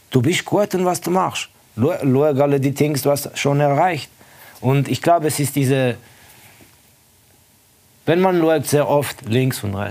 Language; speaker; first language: German; non-native, fluent; Estonian